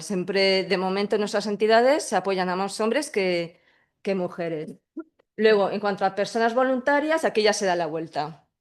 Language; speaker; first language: Spanish; native; Spanish